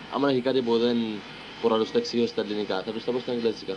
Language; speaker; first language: Greek; early bilingual, heritage; Greek